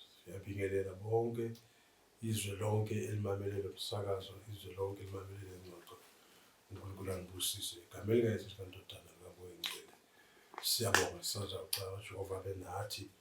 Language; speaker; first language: Zulu; native; Zulu